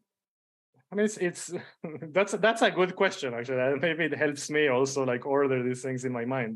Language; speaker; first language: English; early bilingual, other home language; Spanish